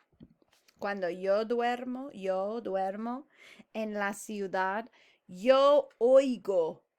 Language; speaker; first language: Spanish; non-native, fluent; English